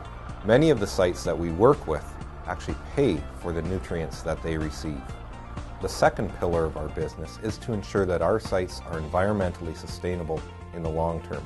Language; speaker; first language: English; native; English